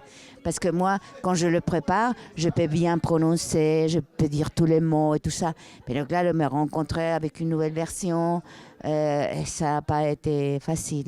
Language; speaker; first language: French; non-native, fluent; Spanish